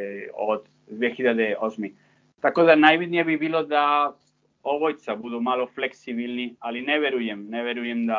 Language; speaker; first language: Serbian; non-native, fluent; Spanish